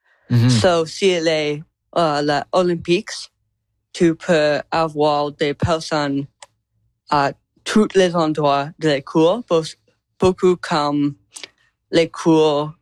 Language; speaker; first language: French; non-native, learner; English